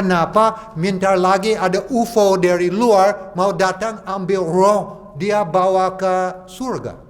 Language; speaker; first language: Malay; non-native, fluent; English